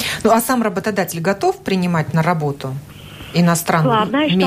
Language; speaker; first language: Russian; native; Russian